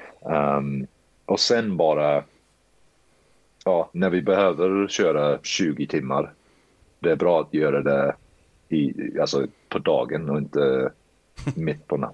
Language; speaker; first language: Swedish; early bilingual, heritage; Swedish